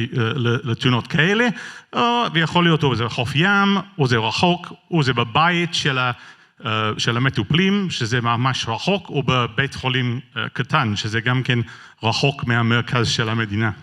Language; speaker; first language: Hebrew; non-native, learner; English